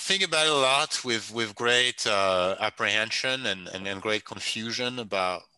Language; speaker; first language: English; non-native, fluent; French